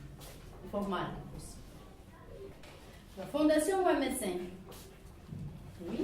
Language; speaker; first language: French; non-native, local second language; Arabic